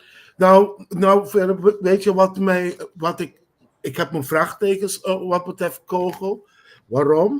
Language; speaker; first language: Dutch; non-native, local second language; Papiamento